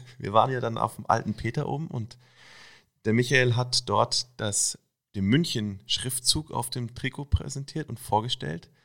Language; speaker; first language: German; native; German